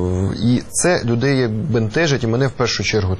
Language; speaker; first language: Ukrainian; native; Ukrainian